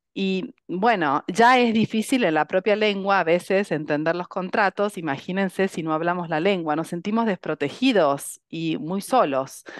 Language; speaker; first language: Spanish; native; Spanish